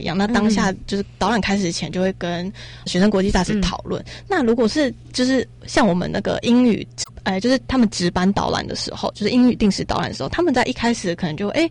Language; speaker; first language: Chinese; native; Chinese